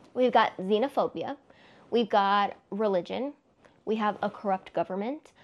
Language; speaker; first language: English; native; English